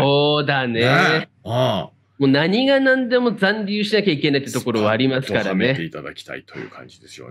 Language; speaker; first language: Japanese; native; Japanese